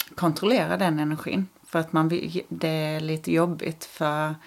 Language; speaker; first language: Swedish; early bilingual, other home language; English